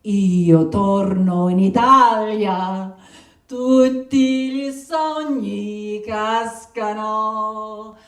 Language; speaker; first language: Italian; non-native, fluent; English